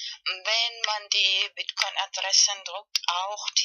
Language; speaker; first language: German; non-native, fluent; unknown